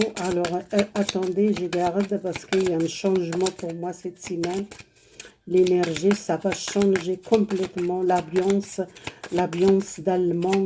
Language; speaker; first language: French; non-native, learner; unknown